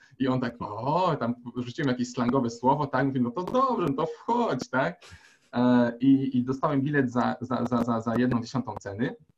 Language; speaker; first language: Polish; native; Polish